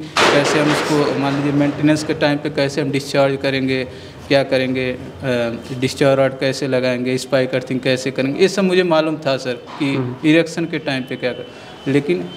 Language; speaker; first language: Hindi; native; Hindi